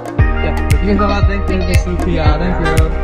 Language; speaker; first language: English; non-native, learner; Indonesian